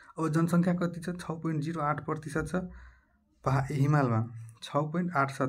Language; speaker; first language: Nepali; non-native, local second language; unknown